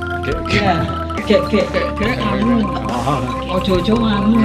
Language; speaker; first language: Indonesian; native; Indonesian